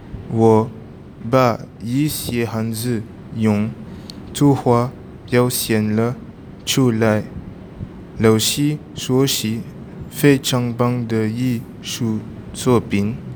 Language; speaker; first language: Chinese; non-native, learner; French